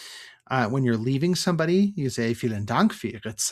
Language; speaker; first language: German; non-native, fluent; English